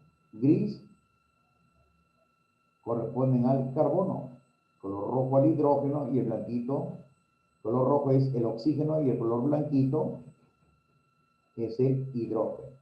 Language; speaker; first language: Spanish; native; Spanish